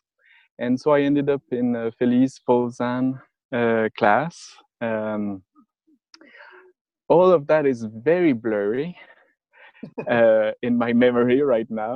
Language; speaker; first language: English; non-native, fluent; French